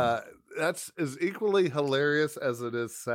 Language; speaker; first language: English; native; English